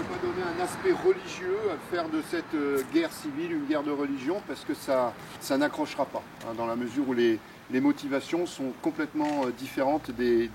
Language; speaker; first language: French; native; French